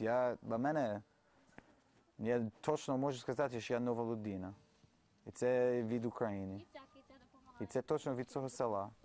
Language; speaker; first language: Ukrainian; non-native, learner; English